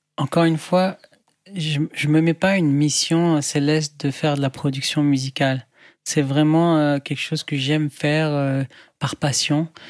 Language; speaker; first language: French; non-native, local second language; Arabic